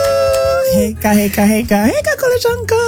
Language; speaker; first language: Polish; non-native, learner; English